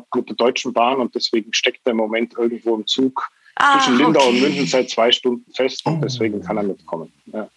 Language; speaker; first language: German; native; German